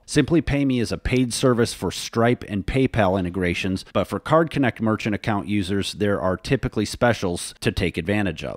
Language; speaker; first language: English; native; English